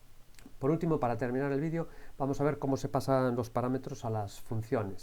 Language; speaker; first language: Spanish; native; Spanish